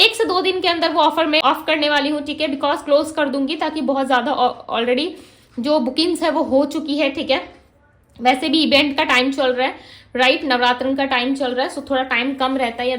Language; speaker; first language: Hindi; native; Hindi